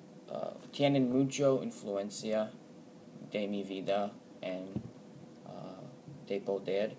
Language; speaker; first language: Spanish; non-native, learner; English